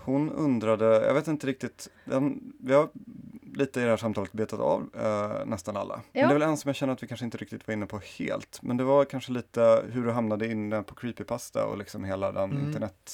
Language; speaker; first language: Swedish; native; Swedish